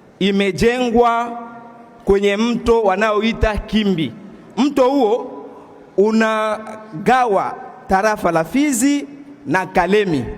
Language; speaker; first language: Swahili; non-native, local second language; Bembe